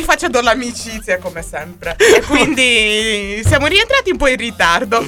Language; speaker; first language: Italian; native; Italian